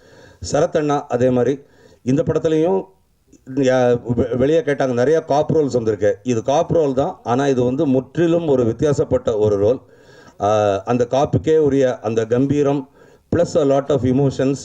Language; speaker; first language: Tamil; native; Tamil